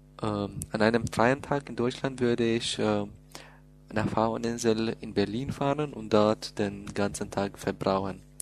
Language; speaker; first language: German; non-native, fluent; Albanian